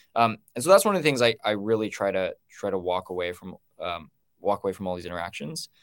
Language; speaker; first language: English; native; English